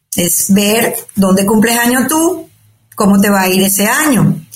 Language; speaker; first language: Spanish; native; Spanish